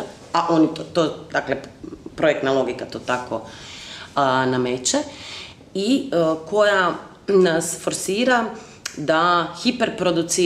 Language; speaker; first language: Croatian; native; Croatian